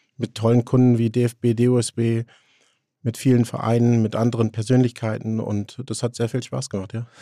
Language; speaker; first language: German; native; German